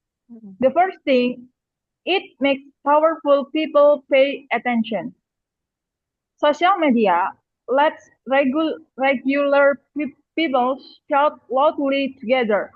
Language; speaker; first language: English; non-native, learner; Indonesian